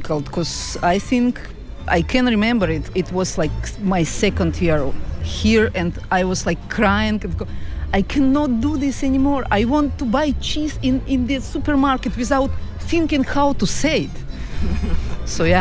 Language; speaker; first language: English; non-native, fluent; Russian